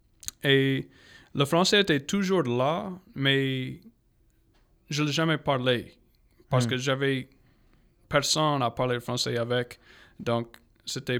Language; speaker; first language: French; non-native, local second language; English